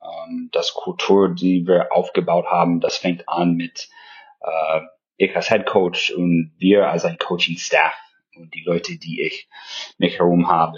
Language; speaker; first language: German; non-native, fluent; English